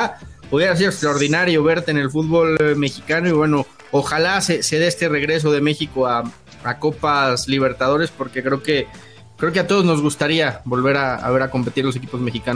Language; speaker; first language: Spanish; native; Spanish